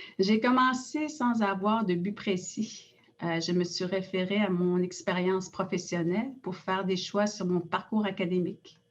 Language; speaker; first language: French; non-native, local second language; Innu-aimun